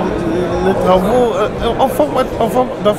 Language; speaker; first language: French; non-native, learner; German